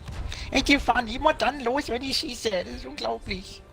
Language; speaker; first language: German; native; German